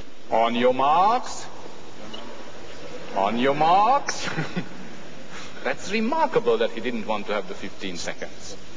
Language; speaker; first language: English; non-native, fluent; Hungarian